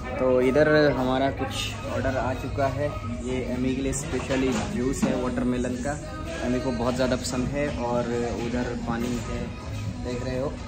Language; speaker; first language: Hindi; native; Hindi